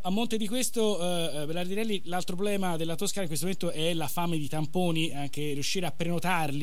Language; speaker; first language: Italian; native; Italian